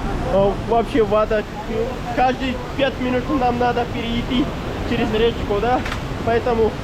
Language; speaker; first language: Russian; non-native, learner; Pashto